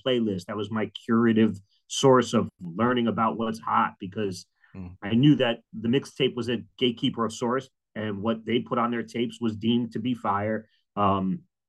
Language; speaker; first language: English; native; English